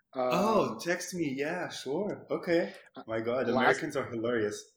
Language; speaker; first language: English; non-native, fluent; French